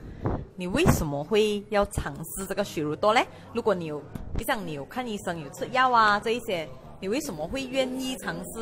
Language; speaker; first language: Chinese; early bilingual, heritage; Chinese